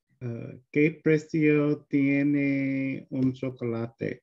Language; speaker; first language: Spanish; non-native, learner; English